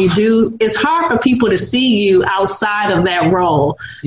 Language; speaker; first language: English; native; English